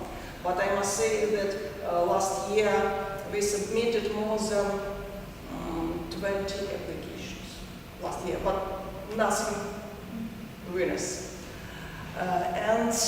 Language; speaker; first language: English; non-native, learner; Ukrainian